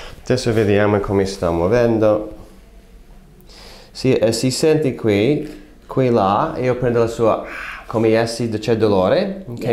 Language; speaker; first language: Italian; non-native, fluent; English